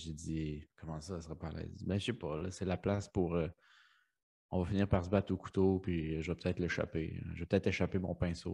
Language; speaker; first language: French; early bilingual, other home language; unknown